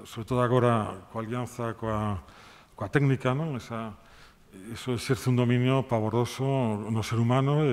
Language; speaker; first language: Spanish; non-native, local second language; Galician